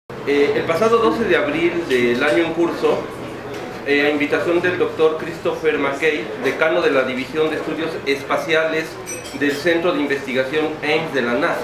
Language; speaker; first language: Spanish; native; Spanish